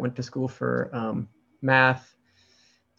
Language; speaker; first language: English; native; English